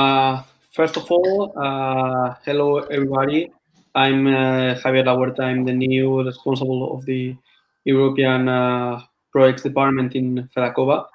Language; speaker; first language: English; non-native, fluent; Spanish